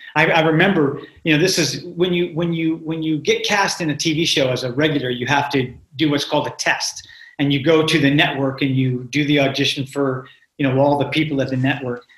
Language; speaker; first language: English; native; English